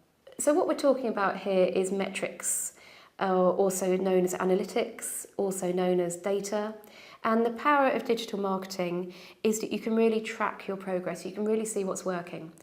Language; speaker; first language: English; native; English